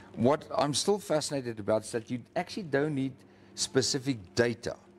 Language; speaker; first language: English; non-native, local second language; Afrikaans